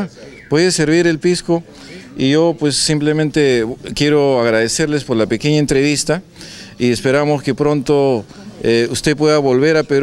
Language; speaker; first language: Spanish; native; Spanish